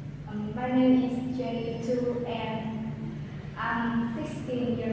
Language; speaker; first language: English; non-native, learner; Vietnamese